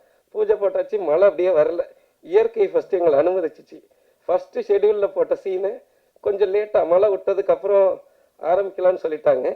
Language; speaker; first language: Tamil; native; Tamil